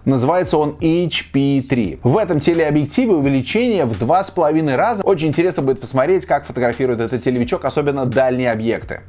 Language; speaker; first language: Russian; native; Russian